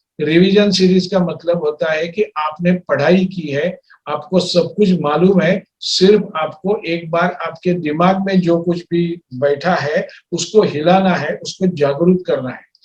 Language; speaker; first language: Hindi; non-native, local second language; Marathi